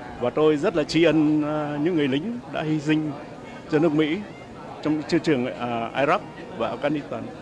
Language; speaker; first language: Vietnamese; native; Vietnamese